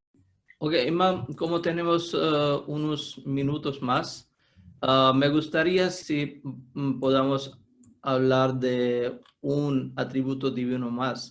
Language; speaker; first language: Spanish; non-native, fluent; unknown